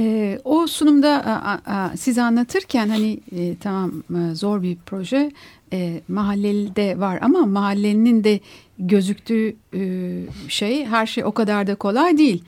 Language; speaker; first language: Turkish; native; Turkish